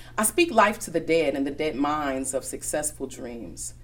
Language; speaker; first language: English; native; English